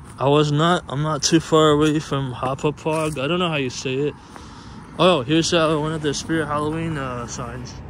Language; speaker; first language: English; native; English